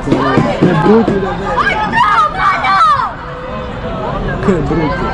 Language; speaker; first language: Italian; native; Italian